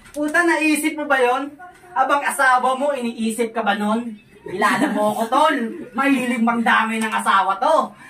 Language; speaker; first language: Filipino; non-native, local second language; Hiligaynon